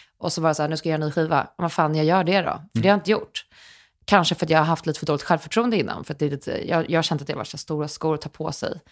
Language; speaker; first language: Swedish; native; Swedish